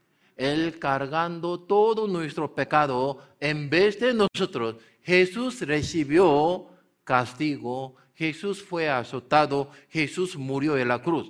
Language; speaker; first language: Spanish; non-native, learner; Korean